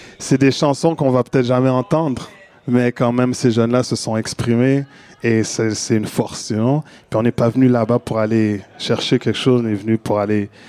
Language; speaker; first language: French; native; French